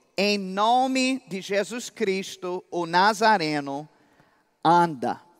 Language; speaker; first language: Portuguese; non-native, fluent; English